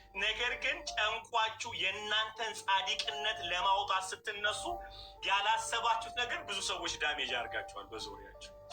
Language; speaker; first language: Amharic; non-native, local second language; Somali